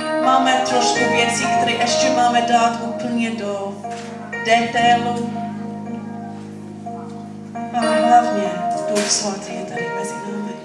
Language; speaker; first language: Czech; non-native, learner; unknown